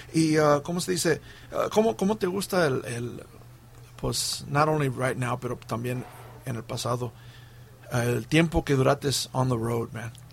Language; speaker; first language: Spanish; early bilingual, heritage; Spanish